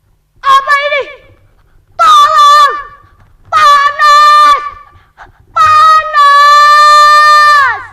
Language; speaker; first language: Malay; non-native, local second language; Javanese